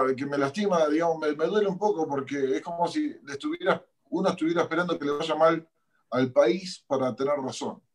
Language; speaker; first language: Spanish; native; Spanish